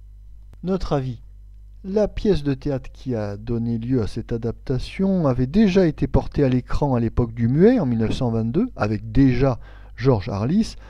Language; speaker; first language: French; native; French